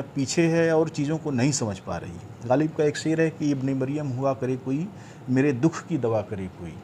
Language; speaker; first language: Hindi; native; Hindi